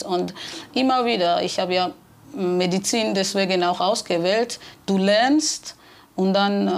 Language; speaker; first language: German; non-native, fluent; Georgian